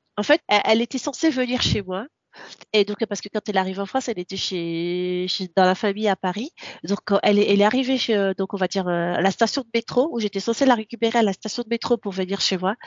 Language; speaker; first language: French; non-native, local second language; Ngazidja Comorian